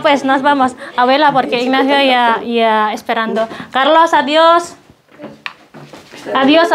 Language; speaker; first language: Spanish; non-native, learner; Indonesian